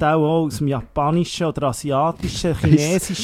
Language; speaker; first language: German; native; German